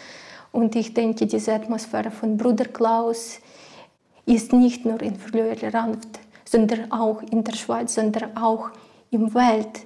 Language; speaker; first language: German; non-native, learner; Ukrainian